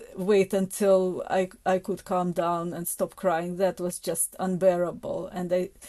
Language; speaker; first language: English; non-native, fluent; Ukrainian